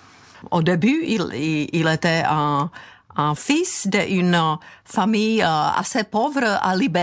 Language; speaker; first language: French; non-native, fluent; Czech